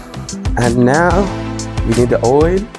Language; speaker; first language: English; non-native, learner; Persian